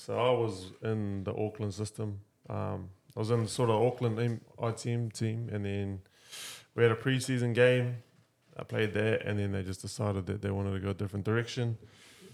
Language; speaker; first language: English; native; English